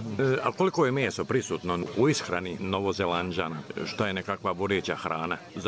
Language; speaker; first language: Serbian; native; Serbian